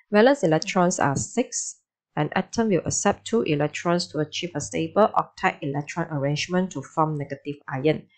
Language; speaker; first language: English; non-native, local second language; Chinese